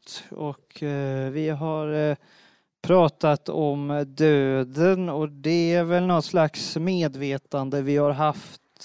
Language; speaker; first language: Swedish; native; Swedish